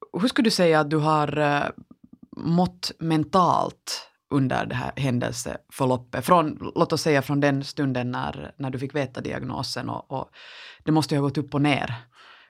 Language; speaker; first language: Swedish; native; Swedish